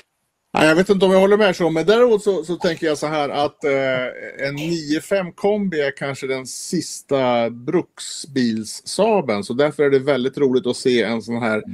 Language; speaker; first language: Swedish; native; Swedish